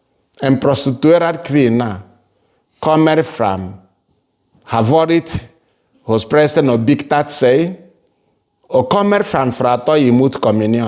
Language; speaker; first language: Swedish; non-native, fluent; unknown